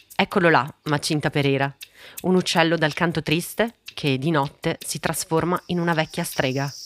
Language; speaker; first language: Italian; early bilingual, other home language; Portuguese